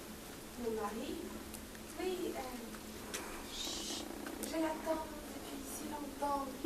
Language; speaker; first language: French; non-native, learner; Spanish